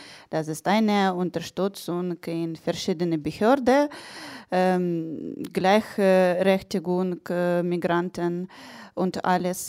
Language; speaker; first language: German; non-native, learner; Ukrainian